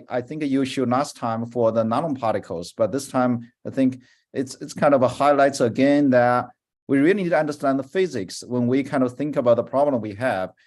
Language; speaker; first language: English; non-native, fluent; Chinese